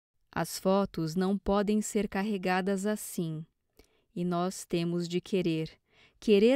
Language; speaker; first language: Portuguese; native; Portuguese